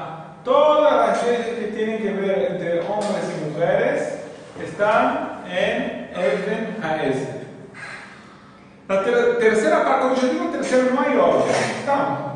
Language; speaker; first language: Spanish; non-native, fluent; Portuguese